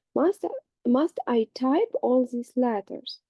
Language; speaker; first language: English; non-native, fluent; Ukrainian